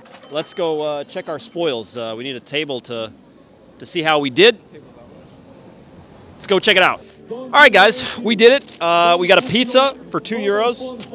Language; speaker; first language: English; native; English